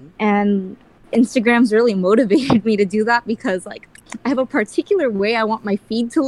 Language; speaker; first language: English; early bilingual, other home language; Filipino